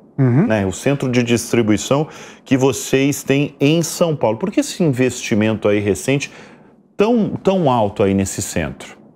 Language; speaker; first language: Portuguese; native; Portuguese